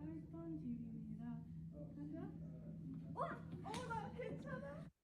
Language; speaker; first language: Korean; non-native, learner; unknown